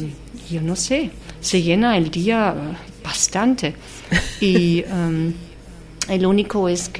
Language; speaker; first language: Spanish; non-native, fluent; German